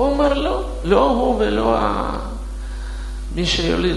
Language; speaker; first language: Hebrew; non-native, fluent; Russian